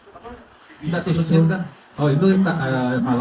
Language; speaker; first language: Indonesian; native; Indonesian